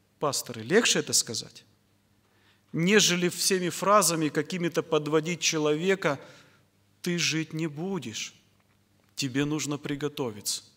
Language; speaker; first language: Russian; native; Russian